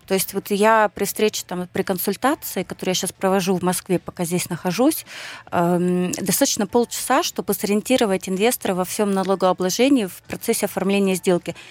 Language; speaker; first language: Russian; native; Russian